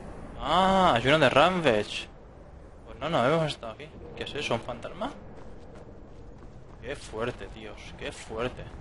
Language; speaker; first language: Spanish; native; Spanish